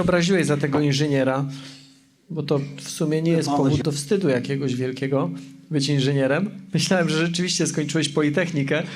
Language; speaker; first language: Polish; native; Polish